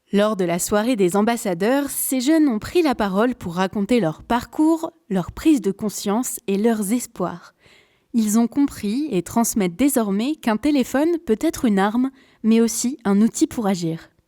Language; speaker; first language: French; native; French